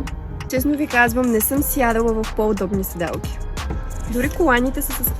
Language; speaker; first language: Bulgarian; native; Bulgarian